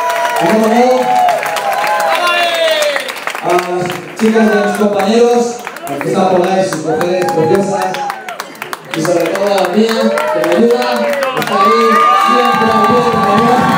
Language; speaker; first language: Spanish; native; Spanish